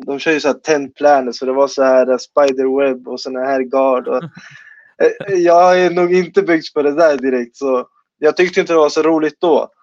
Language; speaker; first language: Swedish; early bilingual, other home language; Spanish